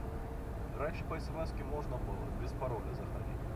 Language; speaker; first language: Russian; native; Russian